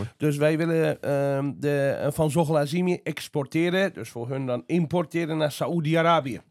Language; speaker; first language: Dutch; non-native, fluent; Azerbaijani